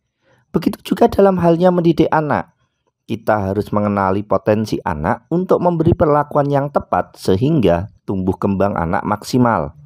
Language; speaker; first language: Indonesian; non-native, local second language; Javanese